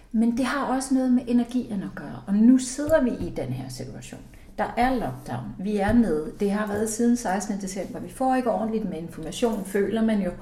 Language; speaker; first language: Danish; early bilingual, heritage; Icelandic